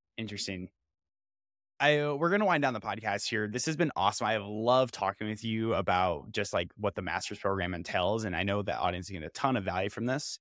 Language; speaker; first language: English; native; English